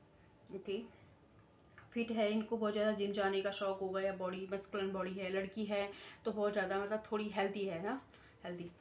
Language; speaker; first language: Hindi; native; Hindi